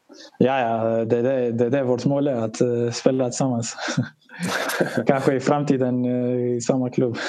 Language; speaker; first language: Swedish; early bilingual, other home language; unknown